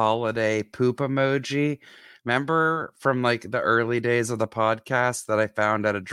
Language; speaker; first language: English; native; English